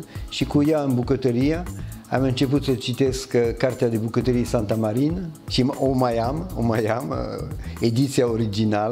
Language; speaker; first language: Romanian; early bilingual, heritage; French